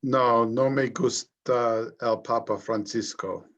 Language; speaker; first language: Spanish; non-native, learner; English